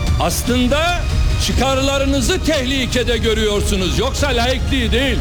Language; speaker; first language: Turkish; native; Turkish